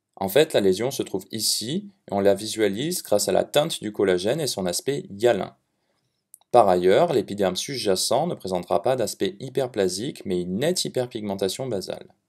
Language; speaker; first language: French; native; French